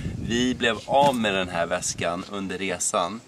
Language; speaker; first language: Swedish; native; Swedish